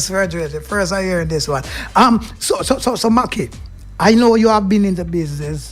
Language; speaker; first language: English; native; English